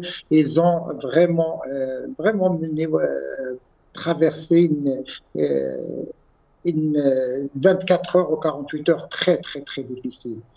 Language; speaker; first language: French; non-native, local second language; Arabic